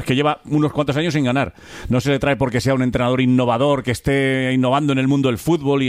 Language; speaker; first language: Spanish; native; Spanish